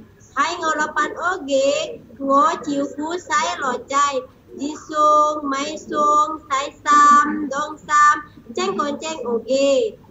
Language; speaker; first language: Cantonese; non-native, learner; Indonesian